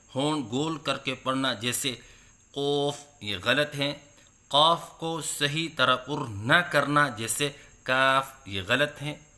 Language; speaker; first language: Urdu; native; Urdu